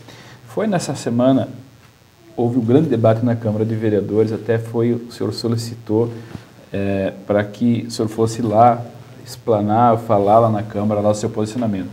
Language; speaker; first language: Portuguese; native; Portuguese